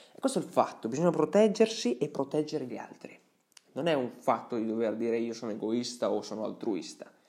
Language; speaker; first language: Italian; early bilingual, other home language; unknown